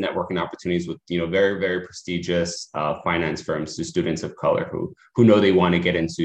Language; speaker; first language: English; native; English